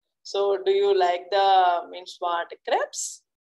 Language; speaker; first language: English; non-native, local second language; Telugu